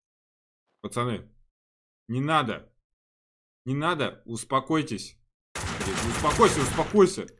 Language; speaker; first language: Russian; native; Russian